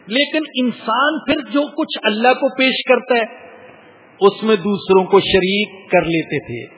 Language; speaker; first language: Urdu; non-native, local second language; Punjabi